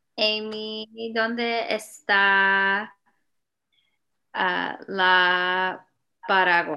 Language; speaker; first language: Spanish; non-native, learner; English